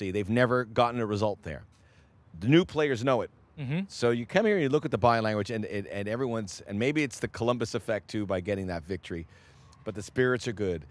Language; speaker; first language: English; native; English